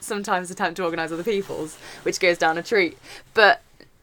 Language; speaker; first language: English; native; English